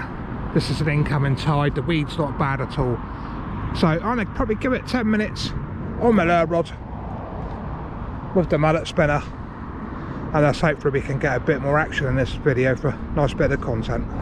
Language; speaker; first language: English; native; English